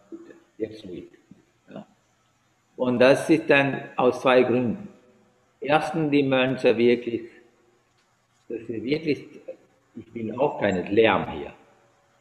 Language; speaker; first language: German; non-native, learner; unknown